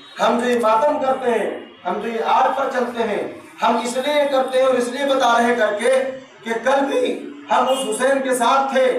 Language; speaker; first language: Urdu; native; Urdu